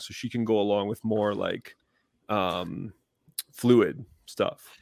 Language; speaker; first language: English; native; English